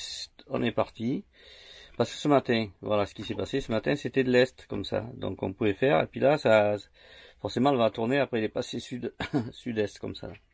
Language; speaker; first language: French; native; French